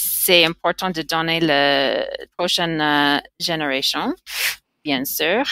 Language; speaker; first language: French; non-native, learner; English